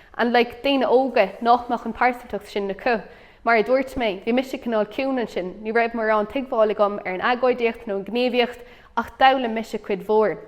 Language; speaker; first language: Irish; non-native, local second language; English